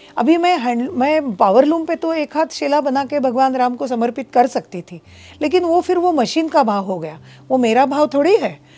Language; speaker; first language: Hindi; non-native, local second language; Marathi